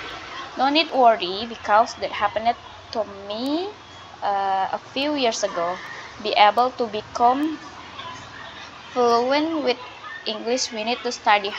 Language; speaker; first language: English; non-native, learner; Indonesian